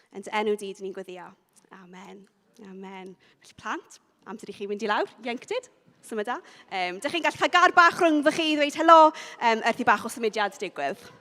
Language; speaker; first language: Welsh; non-native, local second language; English